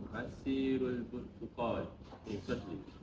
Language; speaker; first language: Arabic; non-native, learner; Malay